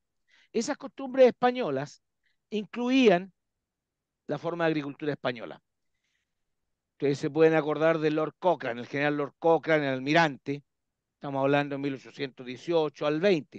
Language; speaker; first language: Spanish; native; Spanish